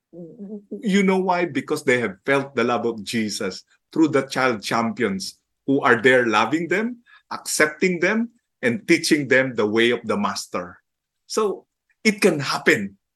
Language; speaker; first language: English; non-native, local second language; Filipino